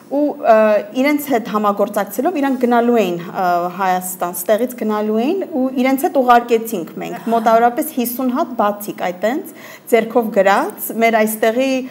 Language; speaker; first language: Armenian; early bilingual, heritage; Armenian